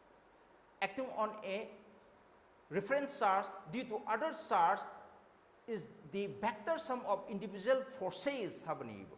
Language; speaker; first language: English; non-native, local second language; Manipuri